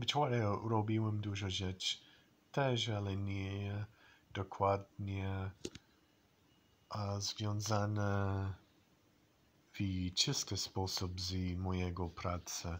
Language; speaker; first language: Polish; non-native, learner; English